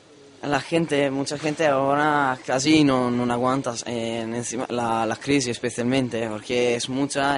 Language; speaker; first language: Spanish; non-native, learner; Italian